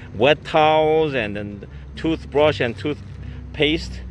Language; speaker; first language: English; non-native, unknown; Korean